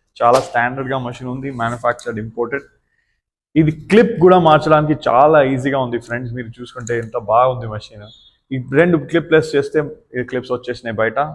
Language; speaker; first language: Telugu; non-native, learner; Gujarati